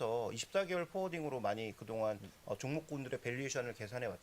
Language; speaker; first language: Korean; native; Korean